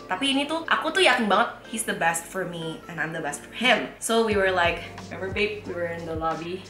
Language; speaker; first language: English; non-native, fluent; Indonesian